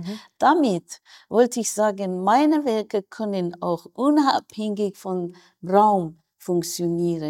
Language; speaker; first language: German; non-native, fluent; Persian